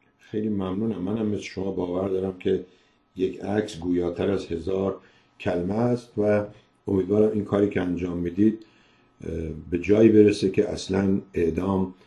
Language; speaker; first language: Persian; native; Persian